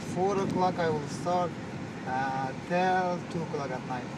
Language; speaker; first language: English; non-native, learner; Persian